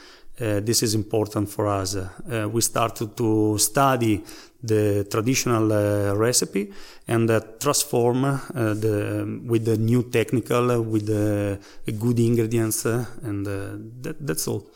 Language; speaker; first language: English; non-native, learner; Italian